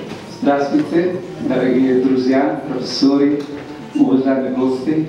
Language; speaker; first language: Russian; non-native, learner; Italian